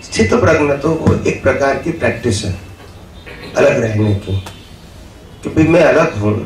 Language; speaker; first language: Hindi; non-native, local second language; Gujarati